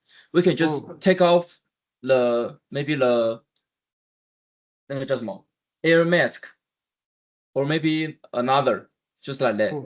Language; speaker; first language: English; non-native, learner; Chinese